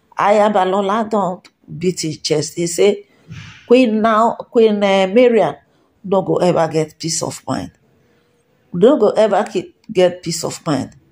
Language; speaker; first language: Nigerian Pidgin; non-native, local second language; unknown